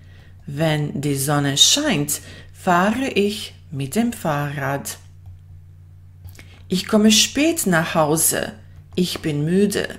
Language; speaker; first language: German; non-native, fluent; Bosnian